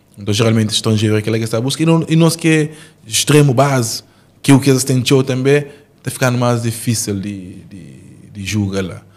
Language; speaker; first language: Portuguese; non-native, local second language; Kabuverdianu